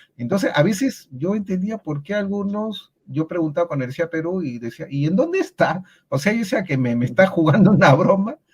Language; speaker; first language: Spanish; native; Spanish